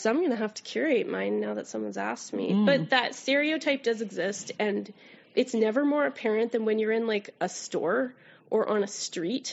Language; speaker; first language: English; native; English